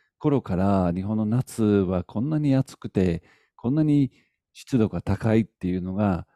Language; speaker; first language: Japanese; non-native, fluent; English